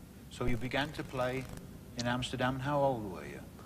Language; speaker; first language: English; native; English